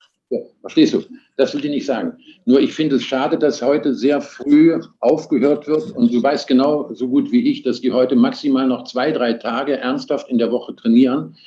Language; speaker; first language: German; native; German